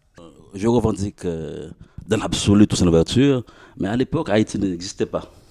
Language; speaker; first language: French; non-native, local second language; Haitian Creole